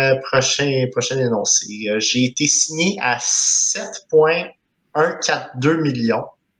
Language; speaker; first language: French; native; French